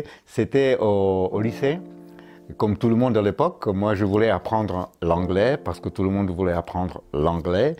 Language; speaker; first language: French; non-native, fluent; Czech